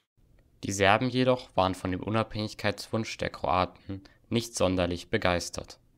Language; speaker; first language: German; native; German